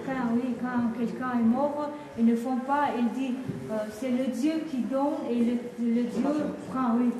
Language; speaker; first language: French; non-native, fluent; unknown